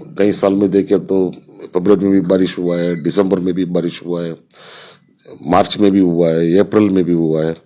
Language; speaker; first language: Hindi; non-native, local second language; Gujarati